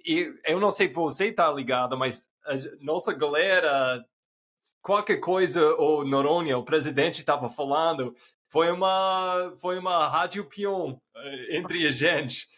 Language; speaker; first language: Portuguese; non-native, fluent; English